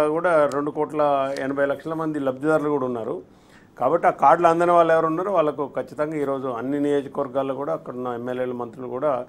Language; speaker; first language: Telugu; native; Telugu